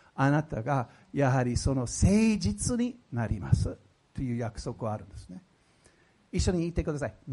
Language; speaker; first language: Japanese; non-native, fluent; English